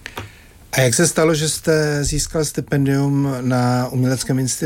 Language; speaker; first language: Czech; native; Czech